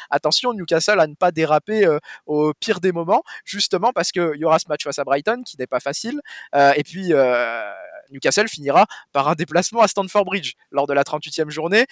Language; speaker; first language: French; native; French